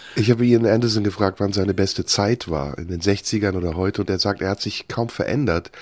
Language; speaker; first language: English; non-native, fluent; Turkish